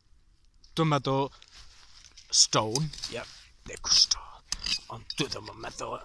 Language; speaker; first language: Welsh; non-native, learner; English